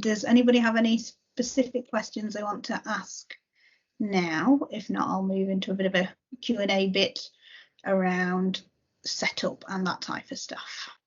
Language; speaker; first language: English; native; English